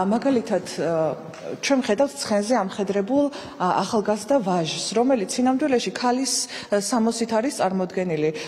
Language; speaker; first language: Georgian; native; Georgian